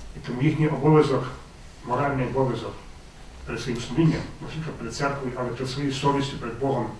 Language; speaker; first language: Ukrainian; native; Ukrainian